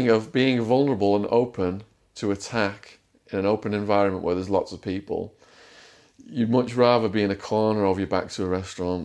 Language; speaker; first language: English; native; English